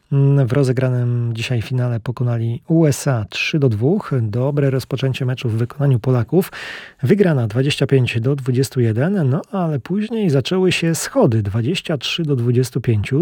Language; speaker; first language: Polish; native; Polish